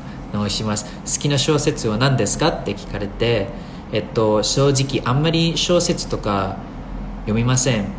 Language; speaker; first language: Japanese; non-native, fluent; English